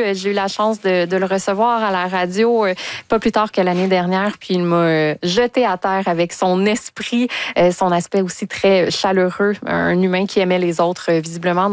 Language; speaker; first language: French; native; French